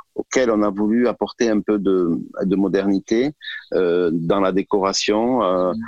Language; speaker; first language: French; native; French